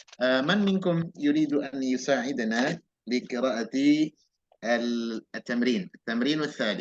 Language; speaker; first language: Arabic; non-native, fluent; Indonesian